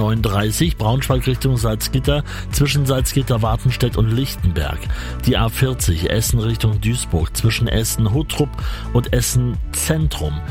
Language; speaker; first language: German; native; German